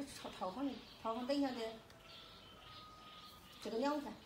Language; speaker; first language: Chinese; native; Chinese